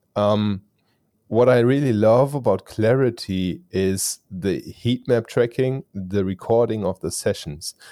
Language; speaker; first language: English; non-native, fluent; German